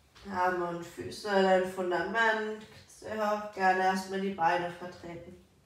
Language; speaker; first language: German; native; German